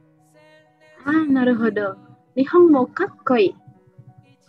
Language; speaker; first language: Japanese; non-native, learner; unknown